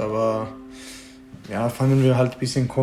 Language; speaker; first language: German; non-native, fluent; Hebrew